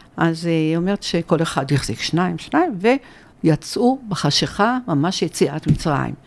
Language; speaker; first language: Hebrew; early bilingual, other home language; Arabic